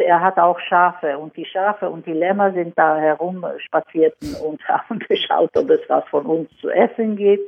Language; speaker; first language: German; non-native, fluent; Swedish